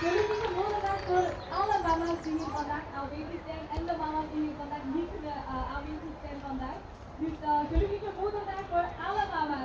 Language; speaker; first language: Dutch; non-native, learner; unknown